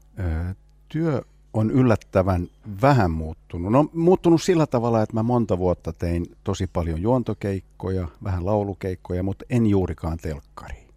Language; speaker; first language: Finnish; native; Finnish